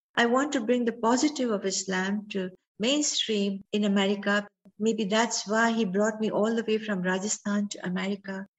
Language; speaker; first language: English; non-native, local second language; Sindhi